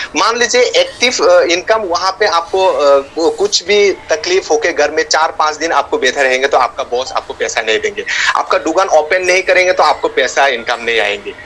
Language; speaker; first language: Hindi; non-native, local second language; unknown